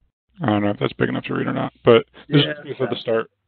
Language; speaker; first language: English; native; English